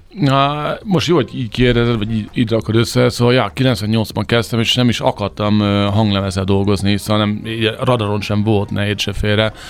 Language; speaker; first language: Hungarian; early bilingual, heritage; English